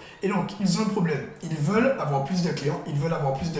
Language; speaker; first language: French; native; French